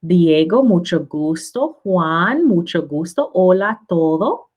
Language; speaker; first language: Spanish; non-native, learner; English